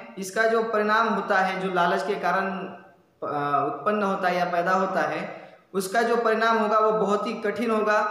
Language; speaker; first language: Hindi; non-native, local second language; Marathi